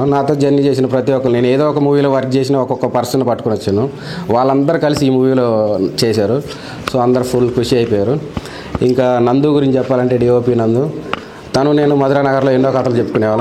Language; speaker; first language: Telugu; native; Telugu